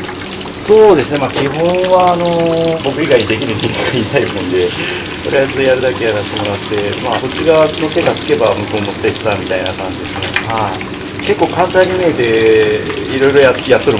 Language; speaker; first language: Japanese; native; Japanese